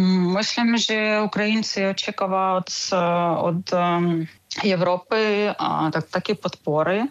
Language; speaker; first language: Czech; non-native, learner; Ukrainian